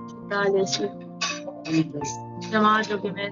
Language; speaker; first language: Italian; early bilingual, other home language; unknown